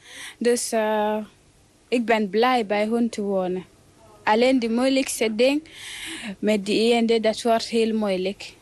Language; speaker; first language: Dutch; non-native, learner; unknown